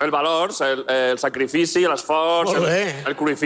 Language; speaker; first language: Catalan; non-native, local second language; Spanish